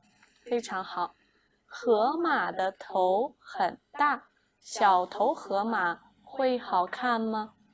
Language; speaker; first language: Chinese; non-native, fluent; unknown